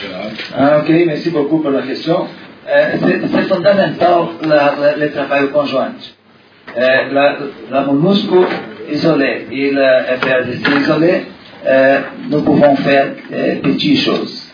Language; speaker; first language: French; non-native, learner; Portuguese